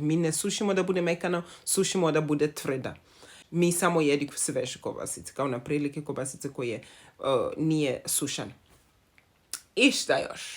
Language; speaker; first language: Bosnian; non-native, learner; Zulu